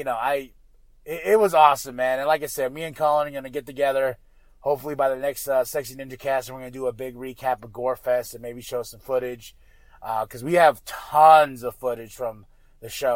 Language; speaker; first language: English; native; English